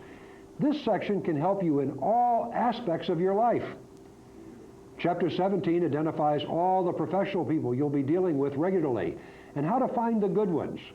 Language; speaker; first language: English; native; English